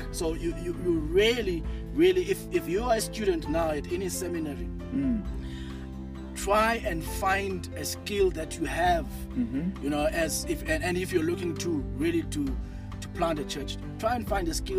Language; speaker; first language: English; non-native, local second language; Xhosa